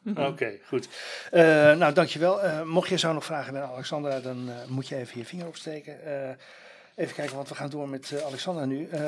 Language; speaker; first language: Dutch; native; Dutch